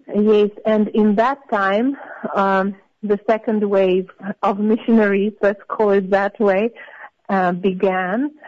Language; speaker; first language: English; non-native, fluent; Russian